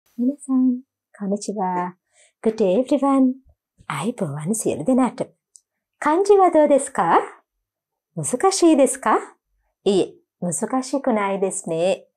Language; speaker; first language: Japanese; non-native, learner; Sinhala